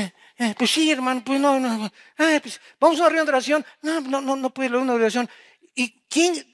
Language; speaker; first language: Spanish; native; Spanish